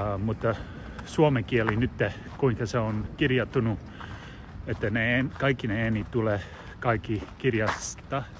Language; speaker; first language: Finnish; non-native, learner; English